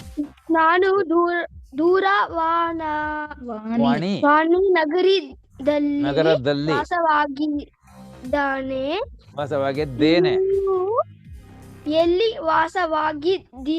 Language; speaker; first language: Kannada; non-native, learner; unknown